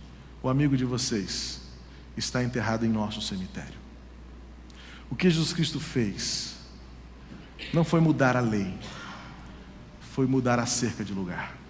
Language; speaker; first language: Portuguese; native; Portuguese